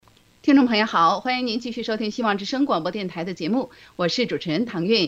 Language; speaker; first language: Chinese; native; Chinese